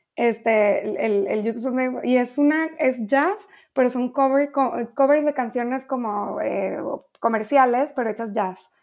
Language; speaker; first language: Spanish; native; Spanish